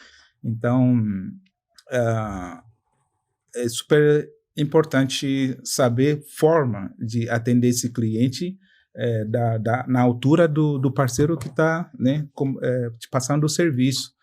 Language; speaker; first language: Portuguese; non-native, fluent; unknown